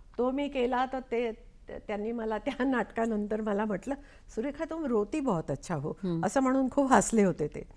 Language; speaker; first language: Marathi; non-native, local second language; Konkani